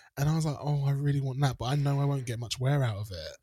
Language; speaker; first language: English; native; English